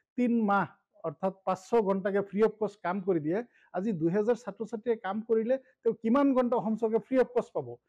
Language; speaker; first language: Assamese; native; Assamese